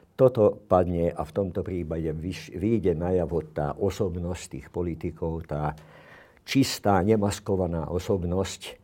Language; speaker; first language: Slovak; non-native, local second language; Hungarian